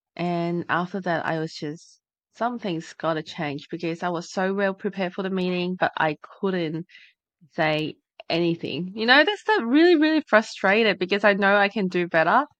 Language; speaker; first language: English; non-native, fluent; Chinese